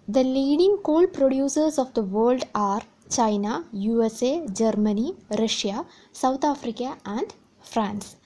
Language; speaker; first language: English; non-native, local second language; Malayalam